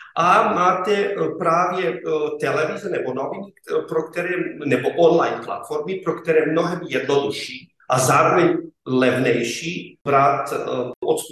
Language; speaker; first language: Czech; non-native, fluent; Serbian